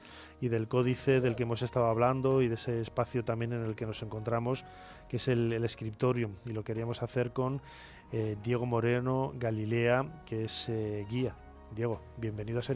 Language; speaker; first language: Spanish; native; Spanish